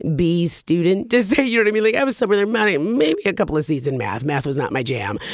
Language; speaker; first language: English; early bilingual, other home language; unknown